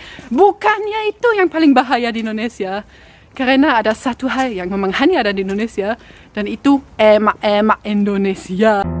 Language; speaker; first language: Indonesian; non-native, fluent; German